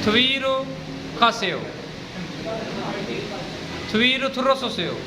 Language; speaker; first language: Korean; non-native, fluent; Urdu